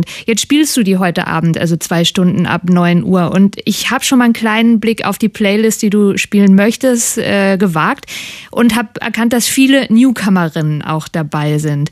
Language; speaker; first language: German; native; German